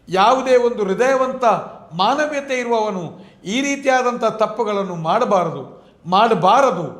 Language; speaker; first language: Kannada; non-native, local second language; Tulu